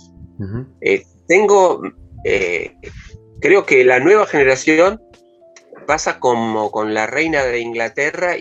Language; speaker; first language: Spanish; native; Spanish